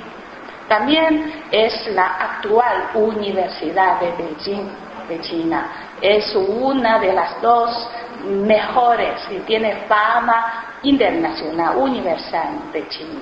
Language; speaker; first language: Spanish; non-native, fluent; Chinese